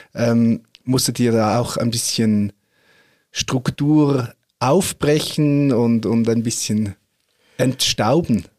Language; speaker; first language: German; native; German